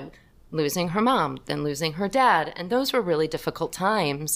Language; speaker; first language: English; native; English